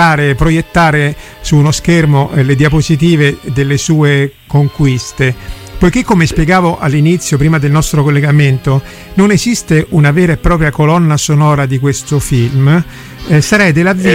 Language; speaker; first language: Italian; native; Italian